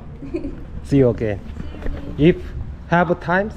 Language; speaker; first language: English; non-native, learner; Korean